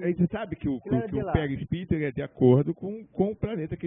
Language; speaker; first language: Portuguese; native; Portuguese